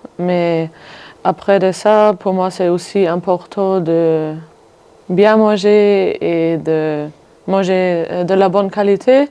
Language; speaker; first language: French; non-native, fluent; German